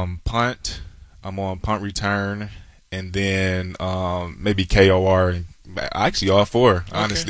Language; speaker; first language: English; native; English